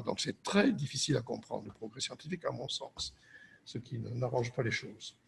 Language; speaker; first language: French; native; French